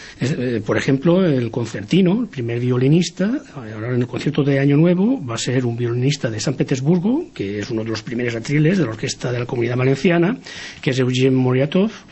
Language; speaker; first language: Spanish; native; Spanish